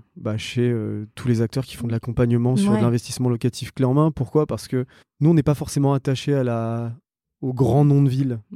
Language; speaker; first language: French; native; French